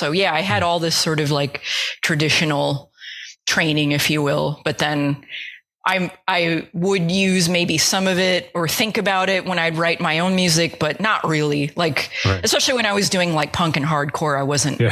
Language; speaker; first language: English; native; English